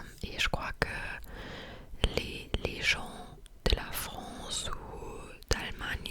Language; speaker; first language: French; non-native, fluent; English